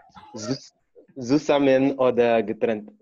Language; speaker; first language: German; non-native, learner; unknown